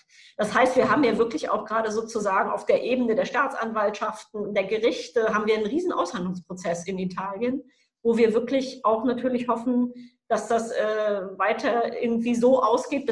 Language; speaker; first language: German; native; German